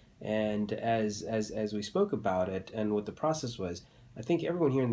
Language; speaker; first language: English; native; English